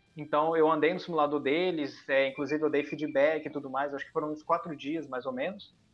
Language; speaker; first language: Portuguese; early bilingual, heritage; Portuguese